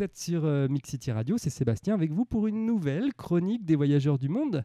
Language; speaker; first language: French; native; French